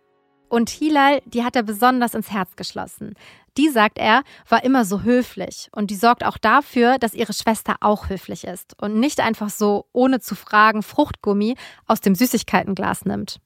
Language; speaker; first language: German; native; German